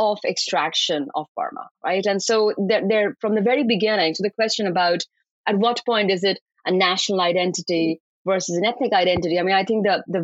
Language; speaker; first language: English; non-native, local second language; Bangla